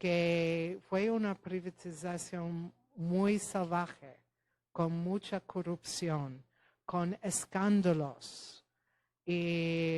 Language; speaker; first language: Spanish; non-native, fluent; Polish